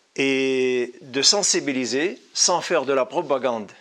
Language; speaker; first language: French; non-native, fluent; Arabic